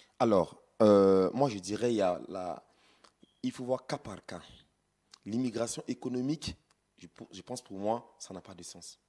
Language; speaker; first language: French; non-native, local second language; Sango